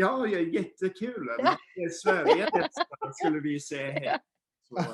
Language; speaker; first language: Swedish; non-native, learner; English